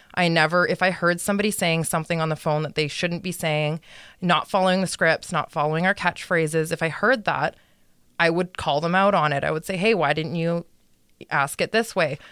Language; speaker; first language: English; native; English